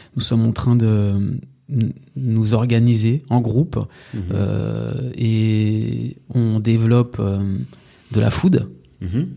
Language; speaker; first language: French; native; French